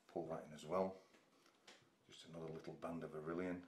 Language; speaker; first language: English; native; English